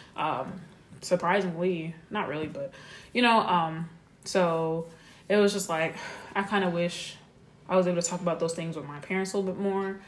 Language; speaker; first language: English; native; English